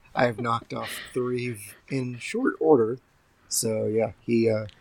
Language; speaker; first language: English; native; English